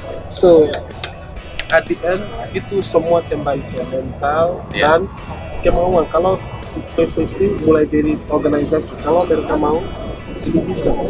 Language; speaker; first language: Indonesian; non-native, fluent; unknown